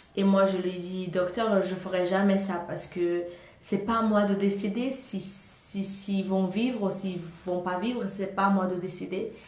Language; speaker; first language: French; non-native, fluent; Portuguese